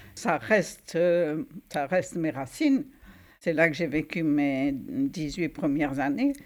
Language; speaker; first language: French; native; French